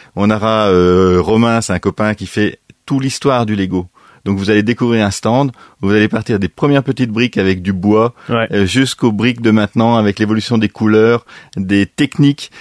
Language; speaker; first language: French; native; French